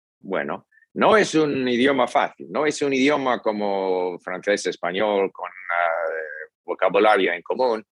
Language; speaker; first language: Spanish; non-native, fluent; English